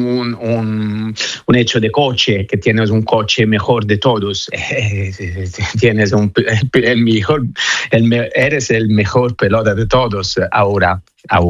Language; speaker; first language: Spanish; non-native, fluent; Italian